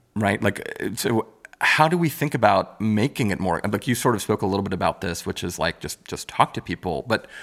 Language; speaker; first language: English; native; English